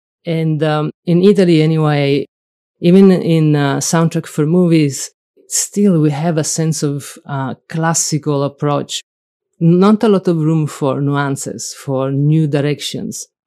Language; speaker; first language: English; non-native, fluent; Italian